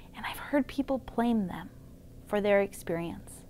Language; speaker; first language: English; native; English